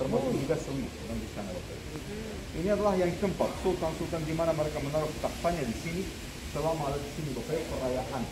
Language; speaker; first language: Indonesian; non-native, fluent; Turkish